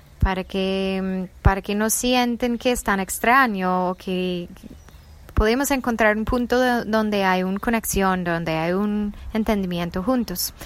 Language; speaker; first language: Spanish; non-native, fluent; English